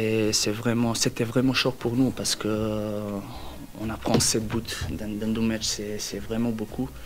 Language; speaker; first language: French; non-native, learner; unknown